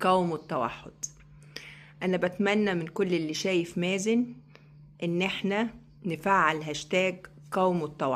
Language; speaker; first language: Arabic; native; Arabic